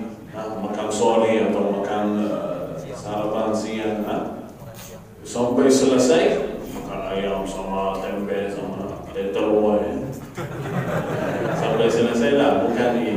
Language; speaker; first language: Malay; non-native, fluent; Arabic